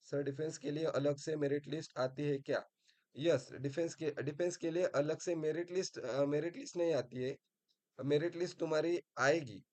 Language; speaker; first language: Hindi; non-native, local second language; Marathi